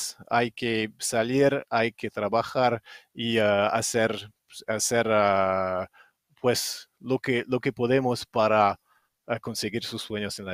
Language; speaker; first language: Spanish; non-native, fluent; French